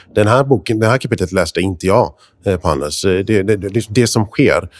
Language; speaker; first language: Swedish; non-native, fluent; English